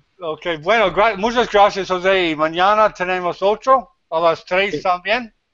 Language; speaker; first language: Spanish; non-native, learner; English